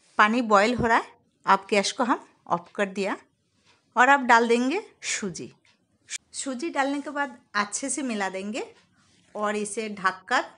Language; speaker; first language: Hindi; non-native, local second language; Bangla